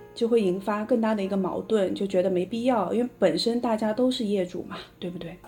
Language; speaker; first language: Chinese; native; Chinese